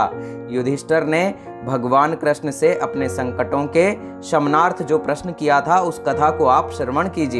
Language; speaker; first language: Hindi; native; Hindi